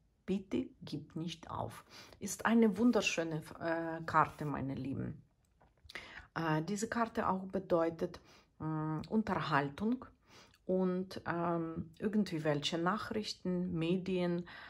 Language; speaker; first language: German; non-native, fluent; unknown